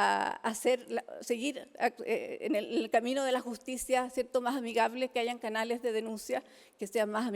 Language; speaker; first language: Spanish; native; Spanish